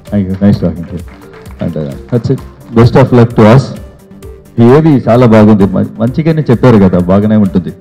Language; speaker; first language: Telugu; non-native, fluent; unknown